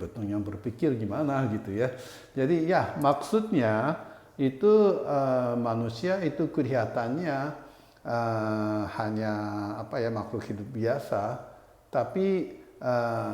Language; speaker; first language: Indonesian; non-native, fluent; Japanese